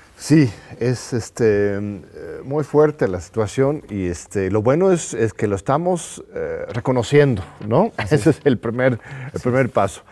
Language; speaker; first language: Spanish; non-native, fluent; English